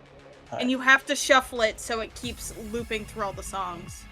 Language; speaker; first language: English; native; English